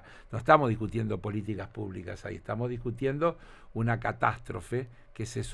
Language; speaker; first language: Spanish; native; Spanish